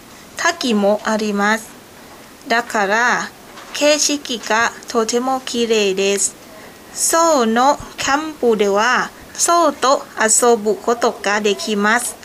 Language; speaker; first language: Japanese; non-native, learner; Thai